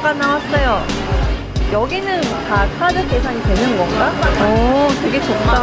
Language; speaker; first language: Korean; non-native, fluent; Japanese